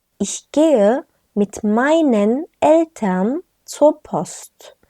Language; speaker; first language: German; non-native, fluent; Turkish